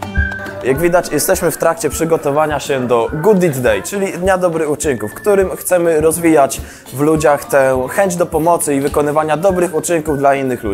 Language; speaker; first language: Polish; native; Polish